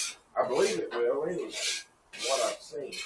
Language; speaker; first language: English; native; English